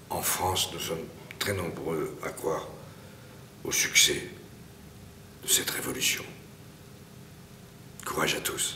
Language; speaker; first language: French; native; French